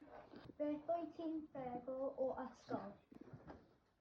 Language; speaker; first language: Welsh; non-native, local second language; English